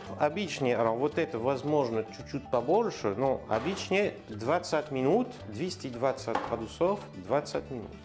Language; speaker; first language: Russian; non-native, learner; French